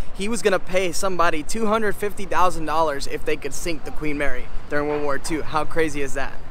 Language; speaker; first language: English; native; English